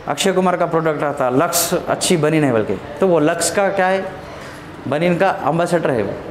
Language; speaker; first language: Hindi; non-native, local second language; Telugu